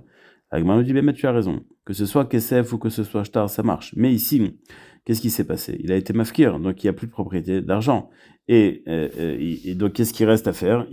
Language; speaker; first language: French; native; French